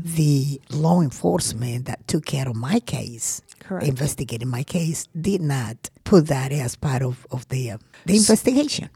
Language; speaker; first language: English; non-native, fluent; Spanish